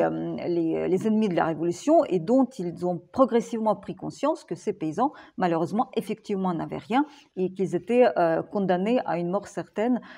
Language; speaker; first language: French; non-native, fluent; Ukrainian